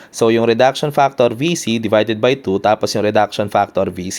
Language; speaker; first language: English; non-native, local second language; Filipino